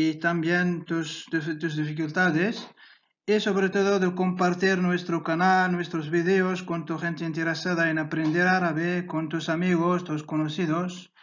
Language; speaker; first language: Spanish; non-native, fluent; Arabic